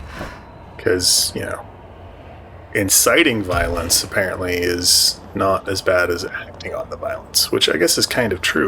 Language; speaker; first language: English; native; English